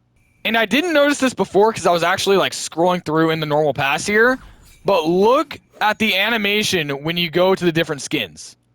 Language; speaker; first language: English; native; English